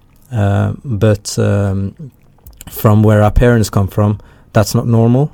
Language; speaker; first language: English; early bilingual, other home language; Norwegian